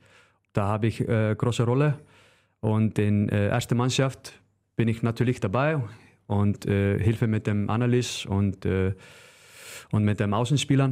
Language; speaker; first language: German; non-native, fluent; Icelandic